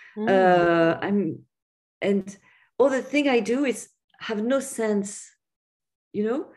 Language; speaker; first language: English; non-native, fluent; French